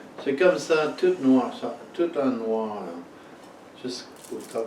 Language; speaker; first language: French; non-native, fluent; English